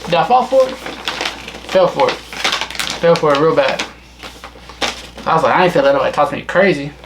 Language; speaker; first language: English; native; English